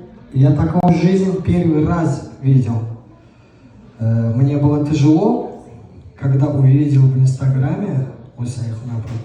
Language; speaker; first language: Russian; non-native, learner; Uzbek